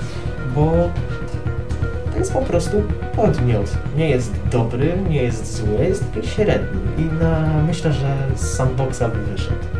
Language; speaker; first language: Polish; native; Polish